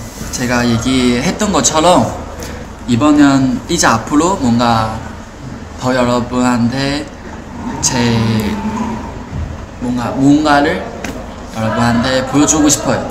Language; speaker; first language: Korean; non-native, fluent; Chinese